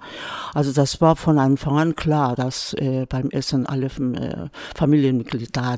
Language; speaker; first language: German; non-native, fluent; Korean